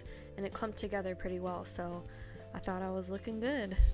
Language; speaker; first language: English; native; English